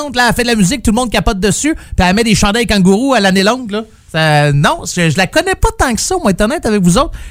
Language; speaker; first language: French; native; French